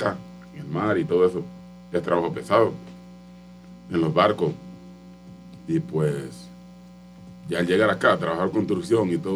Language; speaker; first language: Spanish; non-native, local second language; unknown